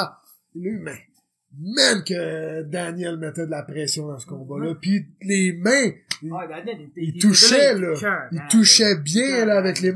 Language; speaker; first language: French; native; French